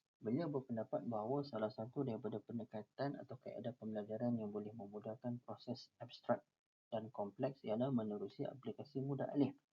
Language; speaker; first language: Malay; native; Malay